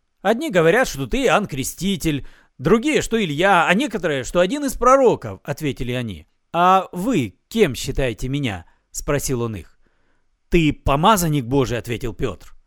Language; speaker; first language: Russian; native; Russian